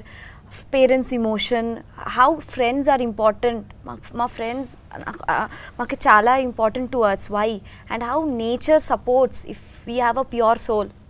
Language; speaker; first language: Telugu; non-native, learner; Bangla